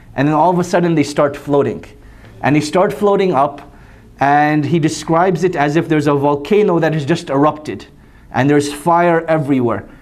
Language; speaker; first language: English; native; English